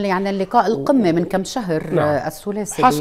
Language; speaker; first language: Arabic; native; Arabic